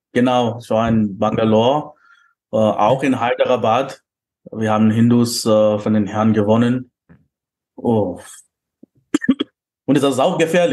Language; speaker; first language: German; non-native, fluent; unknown